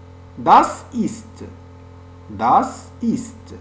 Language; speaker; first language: German; non-native, fluent; French